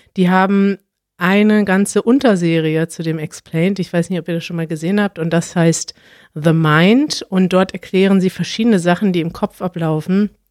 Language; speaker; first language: German; native; German